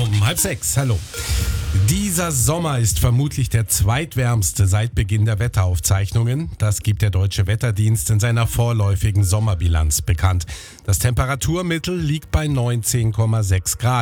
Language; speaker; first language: German; native; German